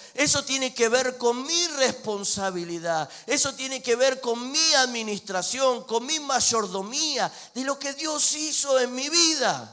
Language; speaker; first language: Spanish; native; Spanish